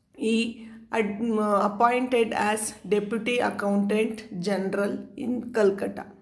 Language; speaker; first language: English; non-native, local second language; Kannada